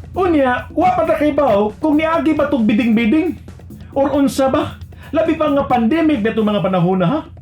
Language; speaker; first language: Cebuano; native; Cebuano